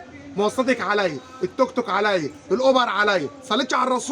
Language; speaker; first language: Arabic; native; Arabic